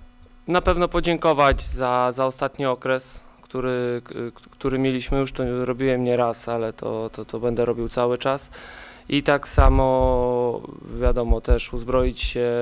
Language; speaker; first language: Polish; native; Polish